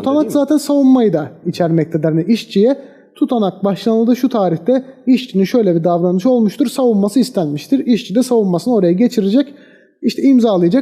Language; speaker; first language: Turkish; native; Turkish